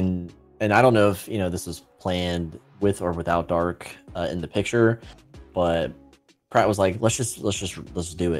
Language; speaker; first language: English; native; English